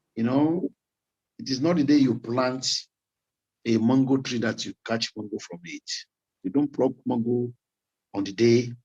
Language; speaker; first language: English; non-native, local second language; Yoruba